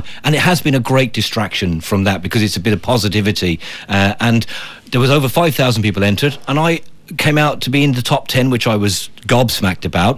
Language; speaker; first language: English; native; English